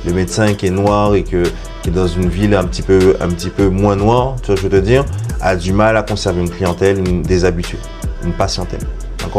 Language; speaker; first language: French; non-native, local second language; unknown